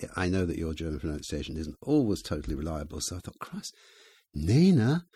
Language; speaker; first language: English; native; English